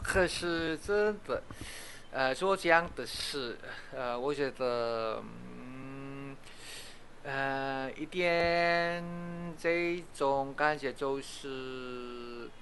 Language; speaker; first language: Chinese; non-native, fluent; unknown